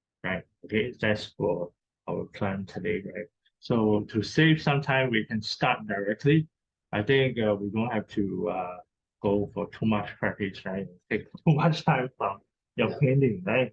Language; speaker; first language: English; non-native, fluent; Chinese